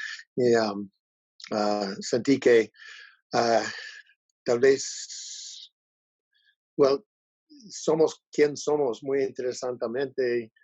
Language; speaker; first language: Spanish; non-native, learner; English